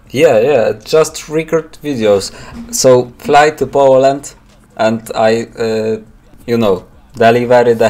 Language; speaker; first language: English; non-native, learner; Polish